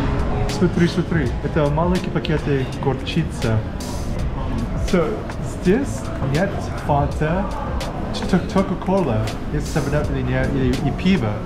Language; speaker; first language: Russian; non-native, learner; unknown